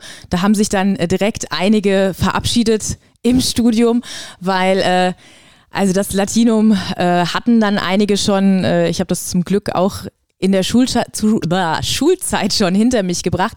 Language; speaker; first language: German; native; German